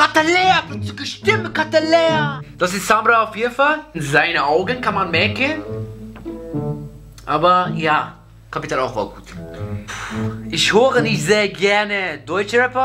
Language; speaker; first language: German; non-native, learner; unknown